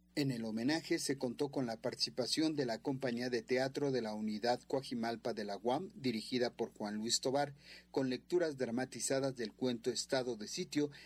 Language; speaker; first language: Spanish; native; Spanish